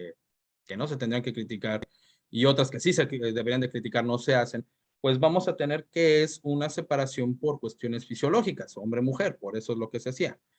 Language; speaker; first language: Spanish; native; Spanish